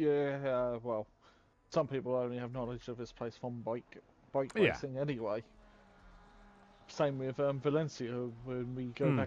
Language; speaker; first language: English; native; English